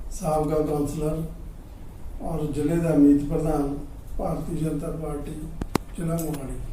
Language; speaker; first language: Hindi; non-native, local second language; Punjabi